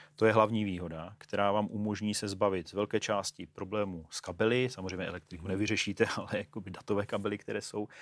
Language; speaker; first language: Czech; native; Czech